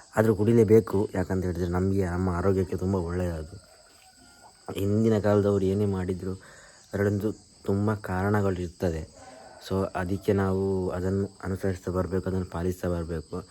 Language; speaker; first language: Kannada; non-native, local second language; Tulu